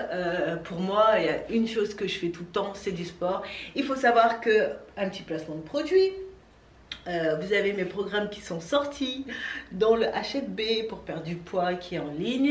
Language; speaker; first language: French; native; French